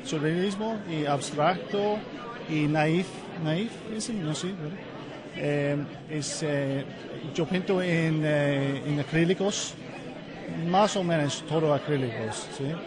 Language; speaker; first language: Spanish; non-native, learner; English